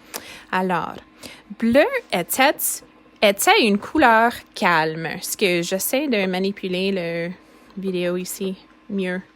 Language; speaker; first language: French; non-native, fluent; English